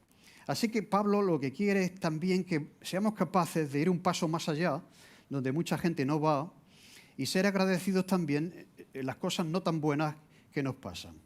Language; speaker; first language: Spanish; native; Spanish